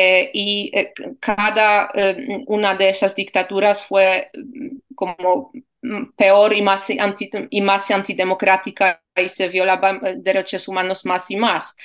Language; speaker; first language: Spanish; non-native, fluent; Polish